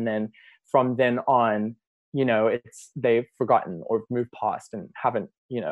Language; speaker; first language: English; native; English